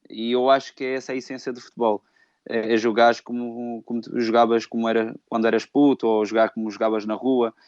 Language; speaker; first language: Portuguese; native; Portuguese